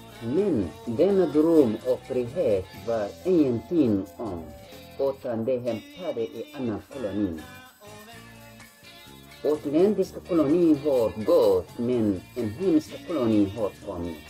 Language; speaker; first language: Swedish; non-native, learner; Tigrinya